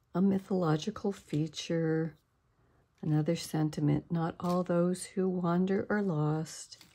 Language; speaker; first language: English; native; English